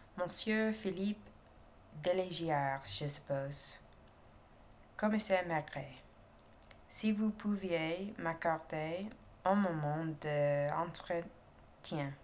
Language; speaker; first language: French; non-native, learner; English